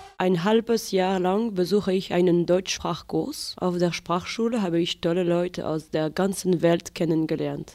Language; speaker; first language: German; non-native, fluent; French